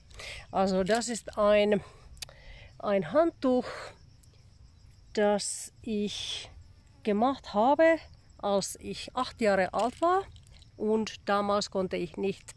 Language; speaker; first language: German; non-native, fluent; Finnish